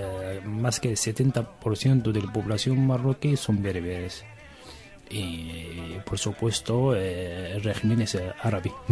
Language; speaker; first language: Spanish; non-native, learner; Arabic